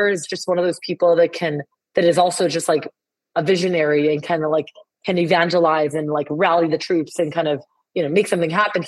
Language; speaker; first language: English; non-native, fluent; Spanish